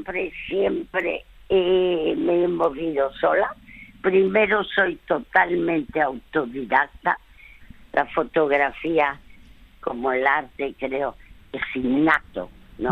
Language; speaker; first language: Spanish; early bilingual, other home language; French